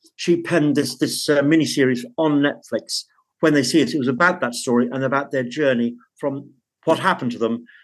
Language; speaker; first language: English; native; English